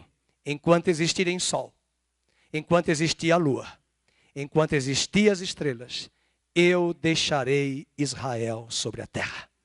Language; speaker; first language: Portuguese; native; Portuguese